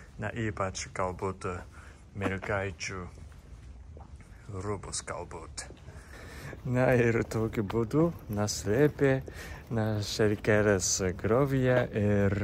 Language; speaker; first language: Lithuanian; non-native, fluent; Japanese